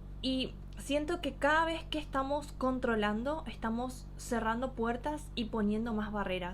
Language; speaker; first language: Spanish; native; Spanish